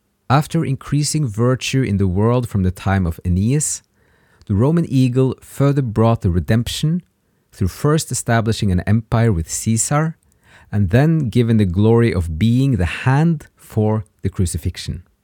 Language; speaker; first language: English; native; English